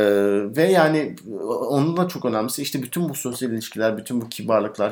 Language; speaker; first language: Turkish; native; Turkish